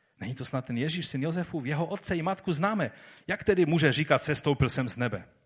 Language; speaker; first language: Czech; native; Czech